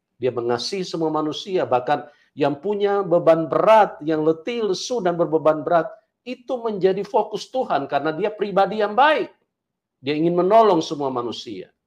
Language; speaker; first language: Indonesian; native; Indonesian